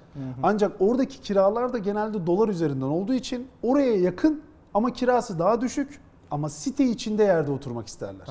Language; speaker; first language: Turkish; native; Turkish